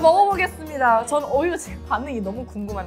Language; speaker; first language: Korean; non-native, fluent; Thai